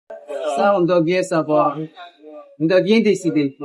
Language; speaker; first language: French; non-native, learner; Korean